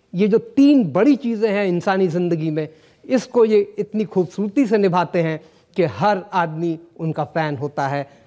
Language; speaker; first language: Hindi; native; Hindi